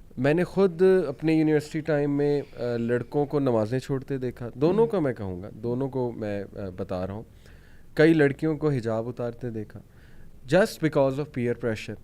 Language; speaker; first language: Urdu; native; Urdu